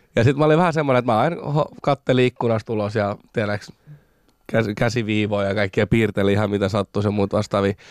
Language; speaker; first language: Finnish; early bilingual, other home language; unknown